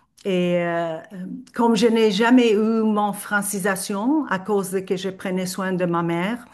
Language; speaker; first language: French; non-native, fluent; Turkish